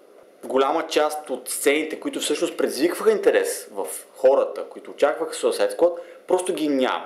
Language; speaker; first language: Bulgarian; native; Bulgarian